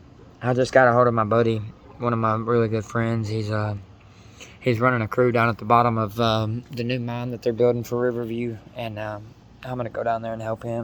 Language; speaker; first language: English; native; English